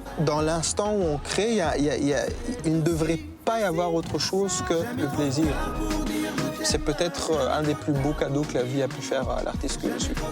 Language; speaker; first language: French; non-native, local second language; Kinyarwanda